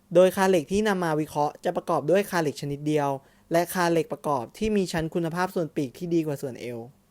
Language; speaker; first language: Thai; native; Thai